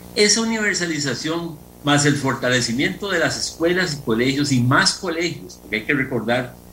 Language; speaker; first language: Spanish; native; Spanish